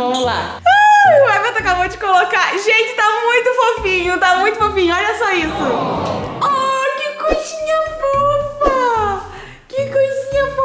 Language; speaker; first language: Portuguese; native; Portuguese